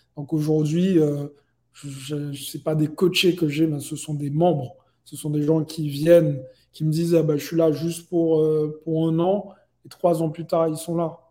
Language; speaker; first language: French; native; French